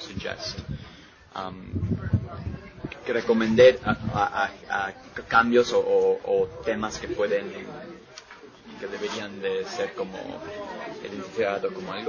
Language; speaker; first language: Spanish; non-native, learner; English